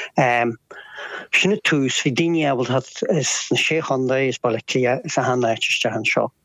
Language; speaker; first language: Irish; native; Irish